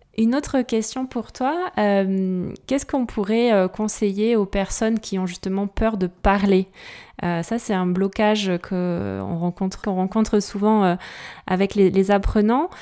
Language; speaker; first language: French; native; French